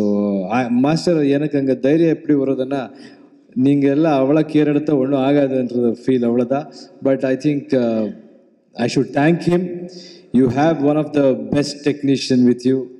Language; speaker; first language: Tamil; non-native, learner; Kannada